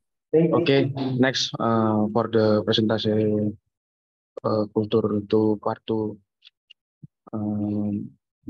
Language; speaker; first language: English; non-native, learner; Indonesian